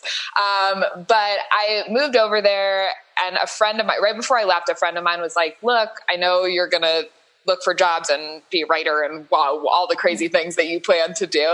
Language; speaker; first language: English; native; English